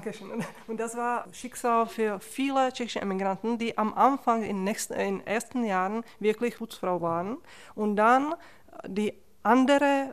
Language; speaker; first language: German; non-native, fluent; Czech